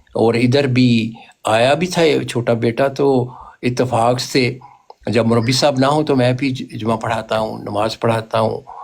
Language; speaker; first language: Urdu; non-native, local second language; Punjabi